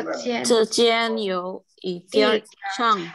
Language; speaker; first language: Chinese; non-native, learner; Indonesian